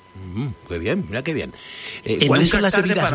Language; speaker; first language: Spanish; native; Spanish